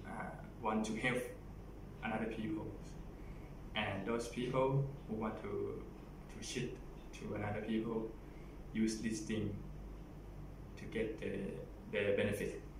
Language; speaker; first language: English; non-native, learner; Thai